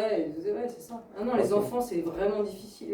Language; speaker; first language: French; native; French